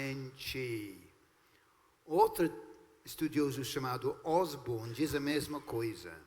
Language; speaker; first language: Portuguese; non-native, fluent; English